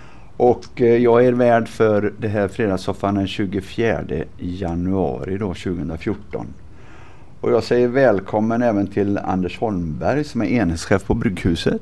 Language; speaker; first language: Swedish; native; Swedish